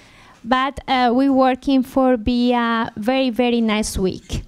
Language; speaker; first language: English; non-native, learner; Portuguese